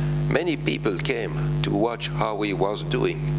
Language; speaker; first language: English; non-native, fluent; French